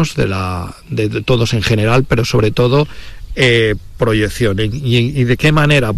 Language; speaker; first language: Spanish; native; Spanish